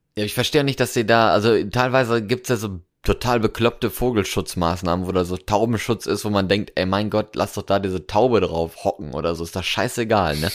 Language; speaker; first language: German; native; German